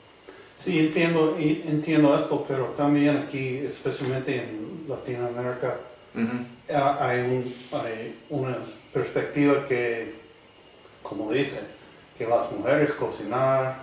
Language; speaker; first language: Spanish; non-native, fluent; English